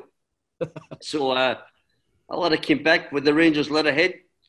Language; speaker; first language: English; native; English